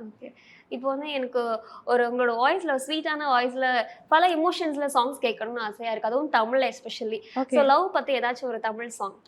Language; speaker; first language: Tamil; native; Tamil